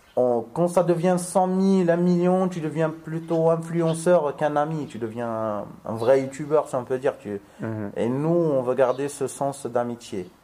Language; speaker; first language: French; non-native, local second language; Arabic